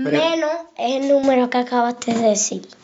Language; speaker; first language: Spanish; early bilingual, other home language; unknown